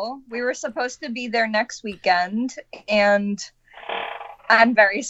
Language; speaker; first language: English; native; English